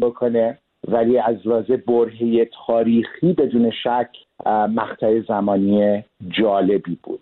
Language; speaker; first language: Persian; early bilingual, heritage; Persian